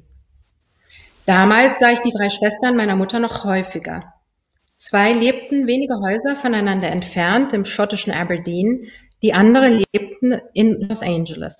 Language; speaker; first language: German; early bilingual, other home language; Persian